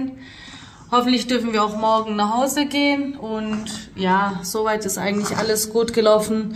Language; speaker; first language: German; native; German